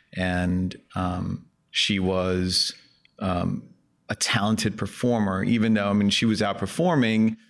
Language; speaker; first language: English; non-native, fluent; Danish